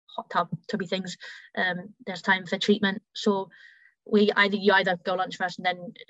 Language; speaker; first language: English; early bilingual, heritage; German